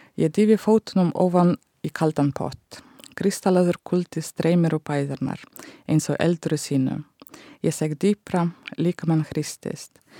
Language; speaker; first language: Icelandic; non-native, fluent; Russian